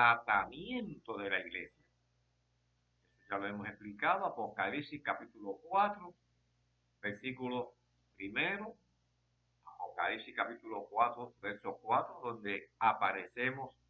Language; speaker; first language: Spanish; native; Spanish